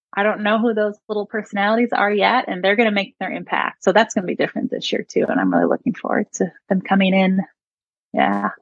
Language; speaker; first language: English; native; English